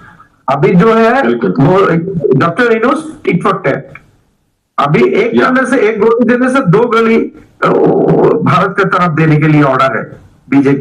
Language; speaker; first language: Hindi; non-native, learner; Bangla